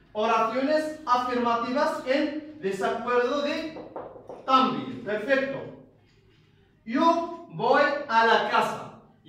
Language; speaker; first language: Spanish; non-native, fluent; Arabic